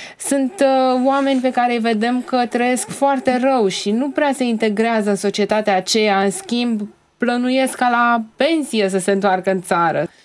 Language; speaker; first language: Romanian; native; Romanian